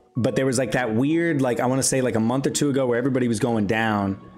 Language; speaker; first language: English; native; English